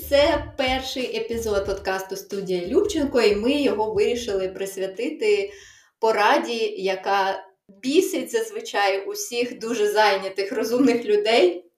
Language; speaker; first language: Ukrainian; non-native, local second language; Russian